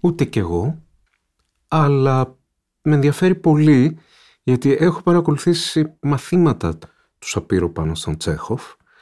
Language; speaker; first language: Greek; native; Greek